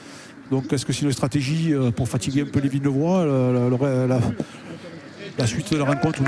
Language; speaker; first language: French; native; French